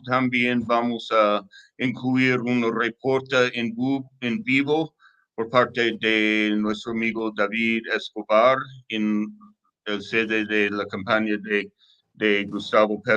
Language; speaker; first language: Spanish; non-native, learner; English